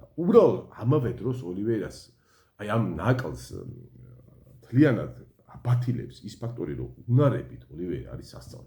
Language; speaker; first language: Georgian; native; Georgian